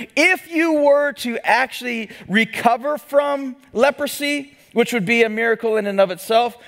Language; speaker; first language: English; native; English